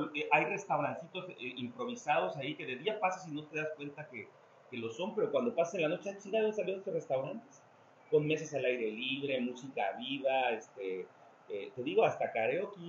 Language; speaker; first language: Spanish; native; Spanish